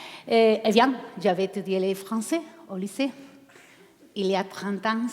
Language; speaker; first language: French; non-native, learner; Spanish